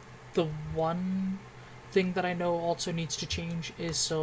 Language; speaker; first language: English; native; English